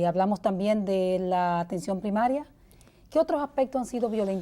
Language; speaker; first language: Spanish; native; Spanish